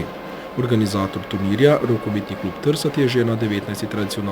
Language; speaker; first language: Slovenian; native; Slovenian